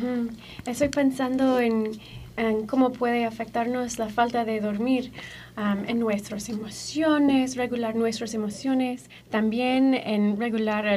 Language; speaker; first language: Spanish; non-native, fluent; English